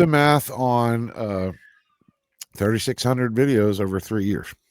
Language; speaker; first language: English; native; English